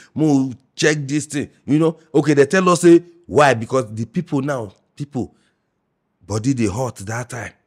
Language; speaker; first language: Nigerian Pidgin; non-native, local second language; Yoruba